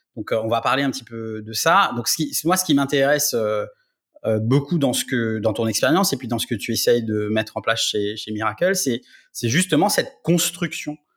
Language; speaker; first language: French; native; French